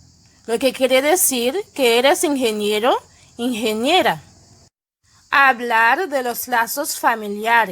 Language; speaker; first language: Spanish; non-native, fluent; Haitian Creole